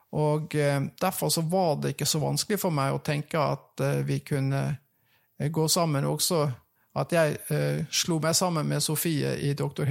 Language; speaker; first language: Norwegian; native; Norwegian